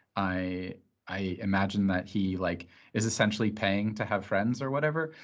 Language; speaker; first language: English; native; English